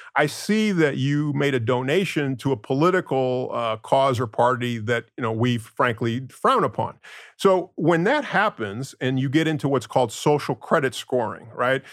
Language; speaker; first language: English; non-native, fluent; Spanish